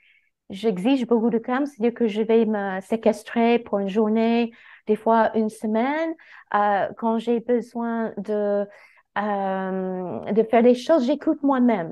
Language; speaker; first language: French; non-native, fluent; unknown